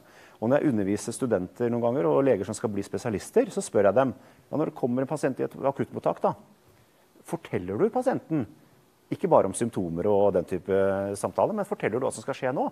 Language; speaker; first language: Norwegian; native; Norwegian